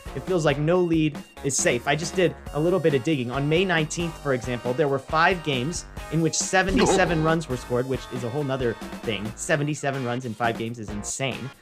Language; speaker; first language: English; native; English